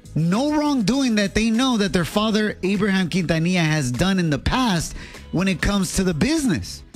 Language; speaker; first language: English; early bilingual, other home language; Spanish